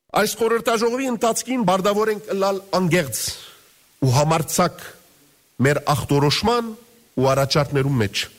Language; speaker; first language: Armenian; early bilingual, heritage; Armenian